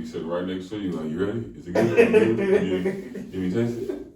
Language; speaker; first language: English; native; English